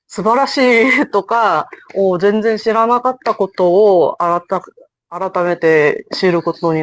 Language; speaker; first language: Japanese; non-native, fluent; Korean